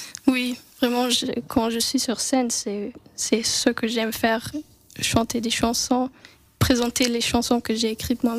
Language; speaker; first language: French; non-native, local second language; English